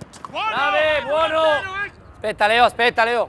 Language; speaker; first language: Italian; native; Italian